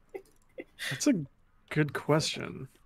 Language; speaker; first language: English; native; English